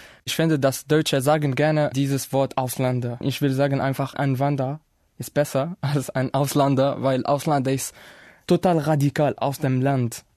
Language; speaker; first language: German; non-native, fluent; Arabic